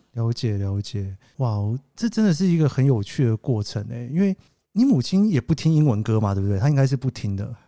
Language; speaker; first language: Chinese; native; Chinese